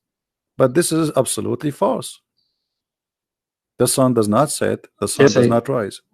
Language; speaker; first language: English; non-native, local second language; Arabic